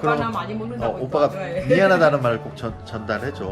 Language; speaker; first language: Korean; non-native, fluent; Vietnamese